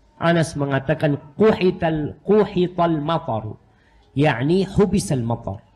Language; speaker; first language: Indonesian; native; Indonesian